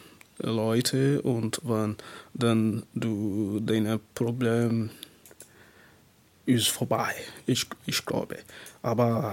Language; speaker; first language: German; non-native, learner; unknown